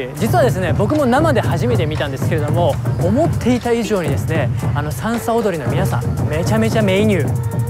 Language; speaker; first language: Japanese; native; Japanese